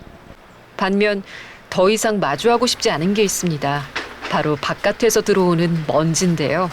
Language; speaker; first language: Korean; native; Korean